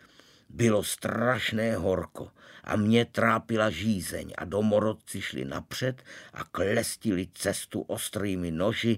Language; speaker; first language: Czech; native; Czech